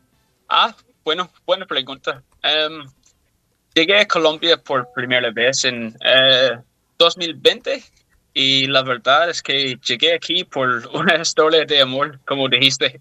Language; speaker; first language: Spanish; non-native, fluent; English